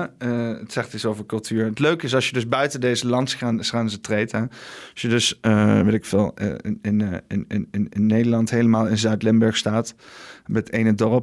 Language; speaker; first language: Dutch; native; Dutch